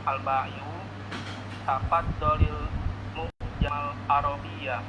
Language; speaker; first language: Arabic; non-native, learner; Indonesian